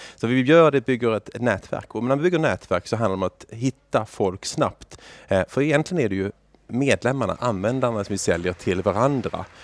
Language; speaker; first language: Swedish; native; Swedish